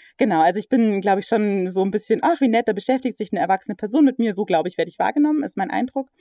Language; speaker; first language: German; early bilingual, other home language; English